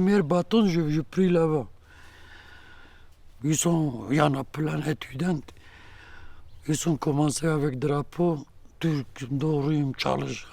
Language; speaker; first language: French; non-native, learner; Kurdish